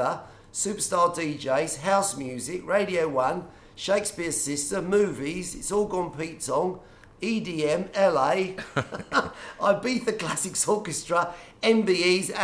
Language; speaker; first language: English; native; English